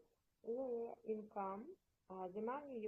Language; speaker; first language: English; non-native, learner; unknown